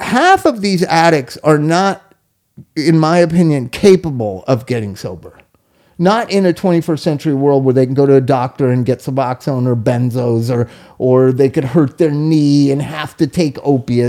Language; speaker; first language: English; native; English